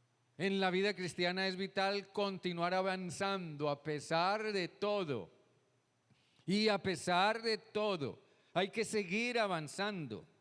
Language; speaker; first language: Spanish; native; Spanish